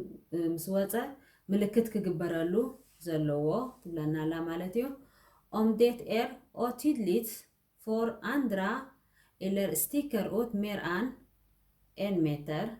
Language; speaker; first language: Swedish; non-native, learner; Tigrinya